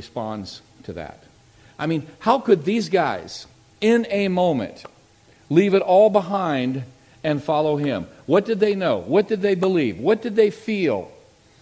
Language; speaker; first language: English; native; English